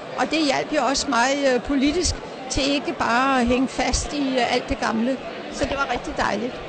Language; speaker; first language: Danish; native; Danish